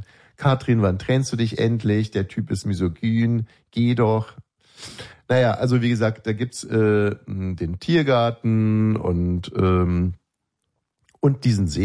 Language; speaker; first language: German; native; German